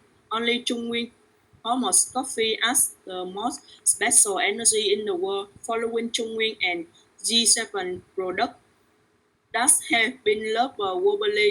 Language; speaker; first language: English; non-native, learner; Vietnamese